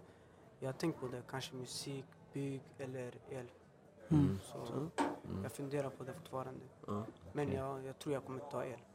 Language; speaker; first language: Swedish; early bilingual, other home language; Albanian